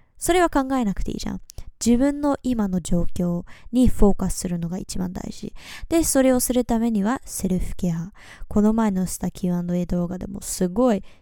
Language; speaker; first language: Japanese; early bilingual, heritage; Japanese